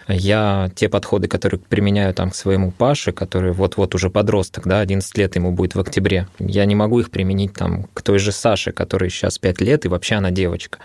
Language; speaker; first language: Russian; early bilingual, other home language; Arabic